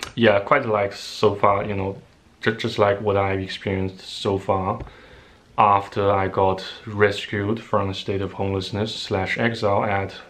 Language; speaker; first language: English; non-native, fluent; Chinese